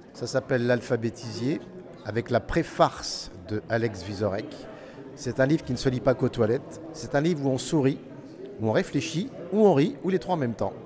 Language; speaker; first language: French; native; French